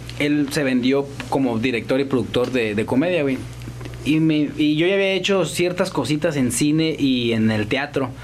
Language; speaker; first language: Spanish; native; Spanish